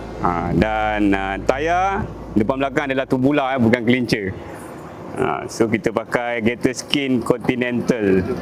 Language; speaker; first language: Malay; native; Malay